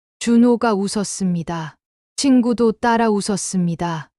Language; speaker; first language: Korean; native; Korean